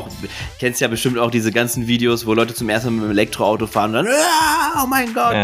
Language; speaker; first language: German; native; German